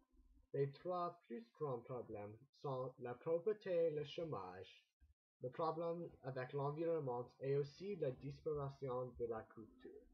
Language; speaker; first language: French; non-native, learner; English